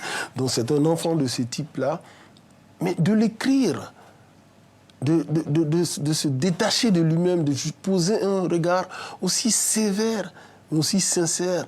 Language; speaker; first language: French; native; French